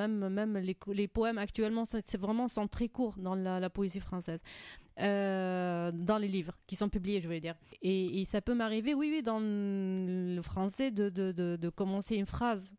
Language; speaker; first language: French; non-native, fluent; Arabic